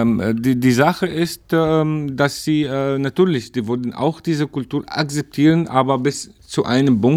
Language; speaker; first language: German; non-native, learner; Arabic